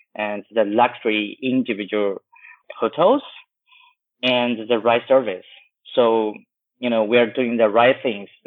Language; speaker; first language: English; non-native, fluent; Chinese